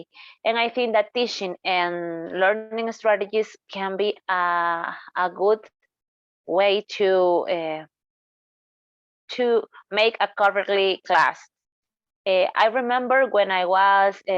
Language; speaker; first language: English; non-native, learner; Spanish